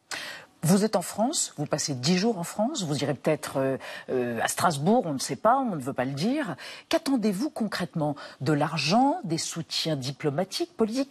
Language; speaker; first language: French; native; French